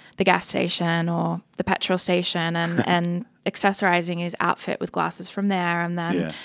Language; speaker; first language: English; native; English